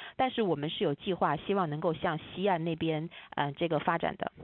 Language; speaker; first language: Chinese; native; Chinese